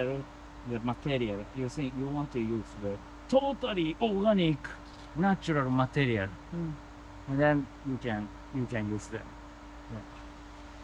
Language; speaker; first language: English; non-native, learner; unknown